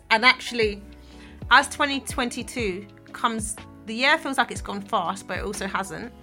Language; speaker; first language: English; native; English